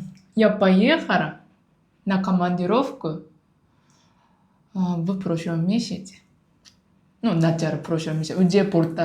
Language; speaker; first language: Russian; non-native, learner; Japanese